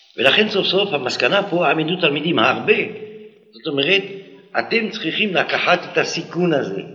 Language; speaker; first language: Hebrew; non-native, fluent; French